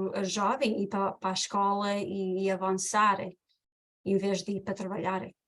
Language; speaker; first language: Portuguese; early bilingual, heritage; Portuguese